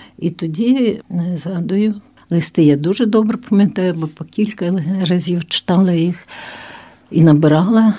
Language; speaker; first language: Ukrainian; non-native, local second language; Russian